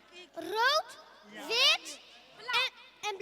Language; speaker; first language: Dutch; early bilingual, other home language; Kurdish